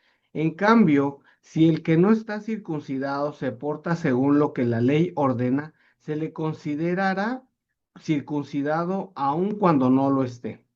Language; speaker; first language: Spanish; native; Spanish